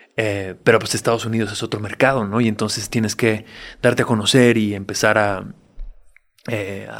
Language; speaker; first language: Spanish; native; Spanish